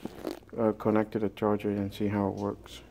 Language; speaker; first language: English; non-native, fluent; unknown